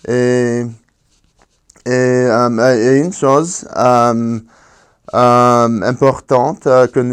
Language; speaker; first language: French; non-native, fluent; Spanish